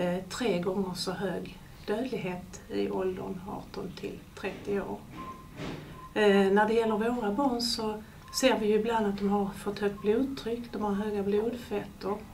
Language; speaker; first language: Swedish; native; Swedish